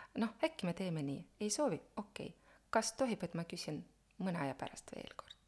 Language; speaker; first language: Estonian; non-native, local second language; Russian